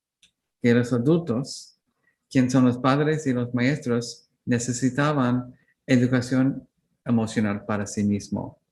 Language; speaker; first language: Spanish; non-native, learner; English